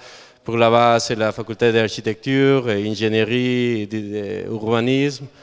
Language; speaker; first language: French; non-native, learner; Spanish